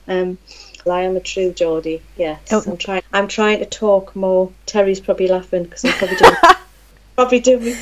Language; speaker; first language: English; native; English